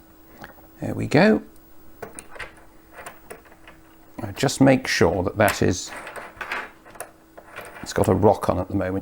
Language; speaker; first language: English; native; English